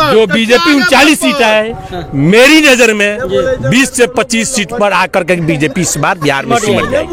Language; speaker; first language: Hindi; native; Hindi